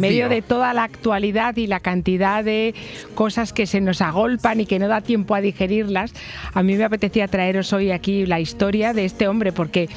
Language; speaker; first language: Spanish; native; Spanish